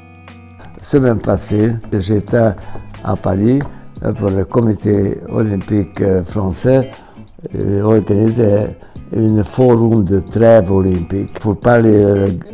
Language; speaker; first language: French; non-native, fluent; Hungarian